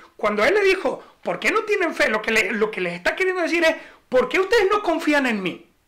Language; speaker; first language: Spanish; native; Spanish